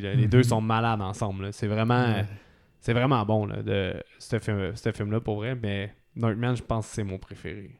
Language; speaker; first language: French; native; French